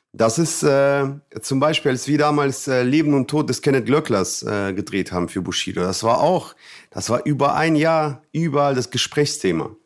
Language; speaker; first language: German; non-native, fluent; Russian